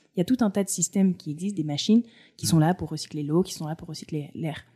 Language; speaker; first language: French; native; French